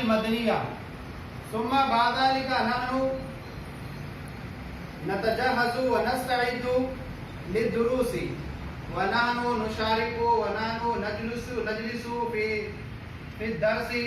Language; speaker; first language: Arabic; non-native, fluent; Urdu